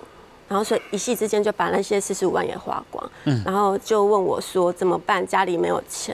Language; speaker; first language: Chinese; native; Chinese